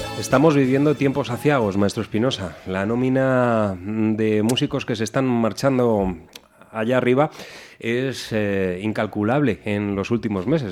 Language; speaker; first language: Spanish; native; Spanish